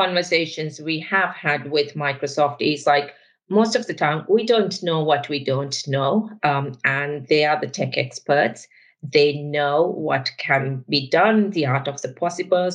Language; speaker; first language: English; non-native, local second language; Sinhala